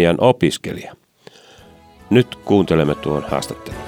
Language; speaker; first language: Finnish; native; Finnish